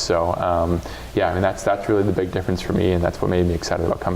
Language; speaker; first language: English; native; English